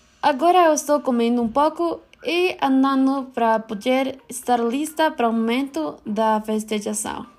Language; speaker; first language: Portuguese; non-native, learner; Spanish